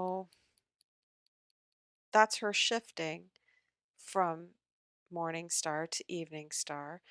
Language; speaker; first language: English; native; English